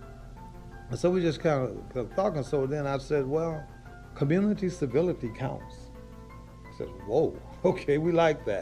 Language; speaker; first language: English; native; English